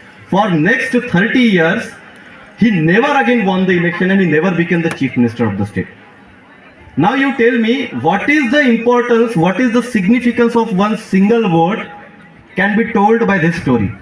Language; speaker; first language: English; non-native, local second language; Marathi